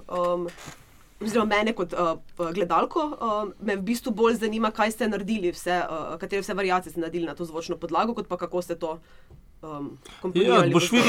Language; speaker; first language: Slovenian; native; Slovenian